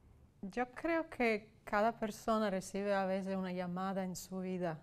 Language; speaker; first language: Spanish; non-native, fluent; Serbian